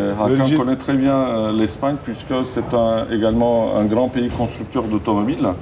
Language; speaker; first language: French; non-native, fluent; Turkish